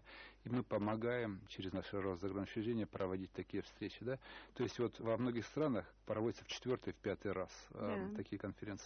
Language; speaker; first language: Russian; native; Russian